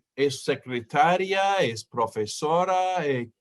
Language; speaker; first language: Spanish; non-native, fluent; English